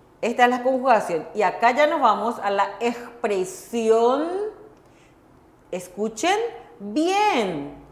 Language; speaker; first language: Spanish; non-native, fluent; Korean